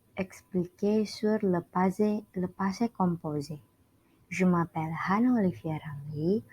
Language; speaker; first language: French; non-native, learner; Indonesian